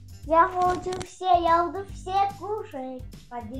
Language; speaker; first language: Russian; non-native, local second language; Kazakh